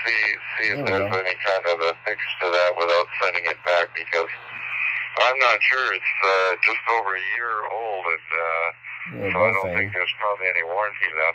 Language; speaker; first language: English; native; English